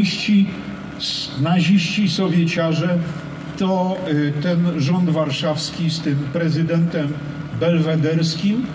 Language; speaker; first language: Polish; native; Polish